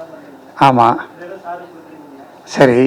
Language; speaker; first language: Tamil; native; Tamil